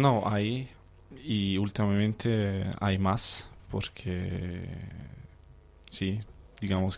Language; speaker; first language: Spanish; non-native, fluent; Danish